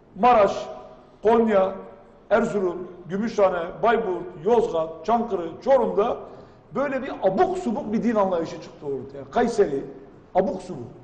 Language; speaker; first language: Turkish; non-native, local second language; Kurdish